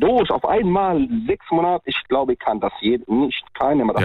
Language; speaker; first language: German; non-native, learner; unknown